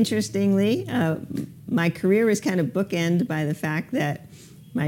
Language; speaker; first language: English; native; English